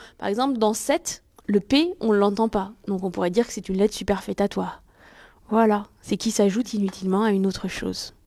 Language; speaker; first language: French; native; French